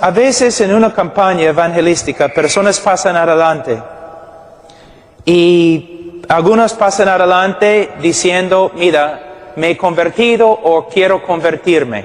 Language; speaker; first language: Spanish; non-native, fluent; English